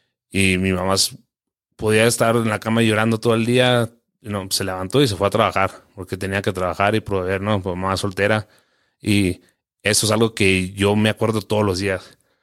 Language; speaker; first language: Spanish; early bilingual, heritage; Spanish